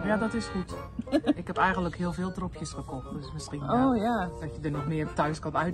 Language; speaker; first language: Dutch; native; Dutch